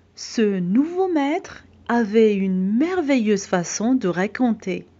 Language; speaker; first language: French; non-native, local second language; Arabic